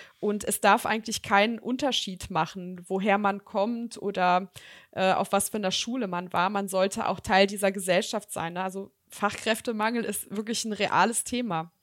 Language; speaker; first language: German; early bilingual, other home language; Serbian